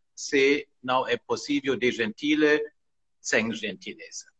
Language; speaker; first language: Portuguese; non-native, learner; German